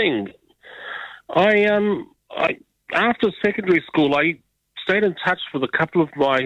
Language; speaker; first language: English; native; English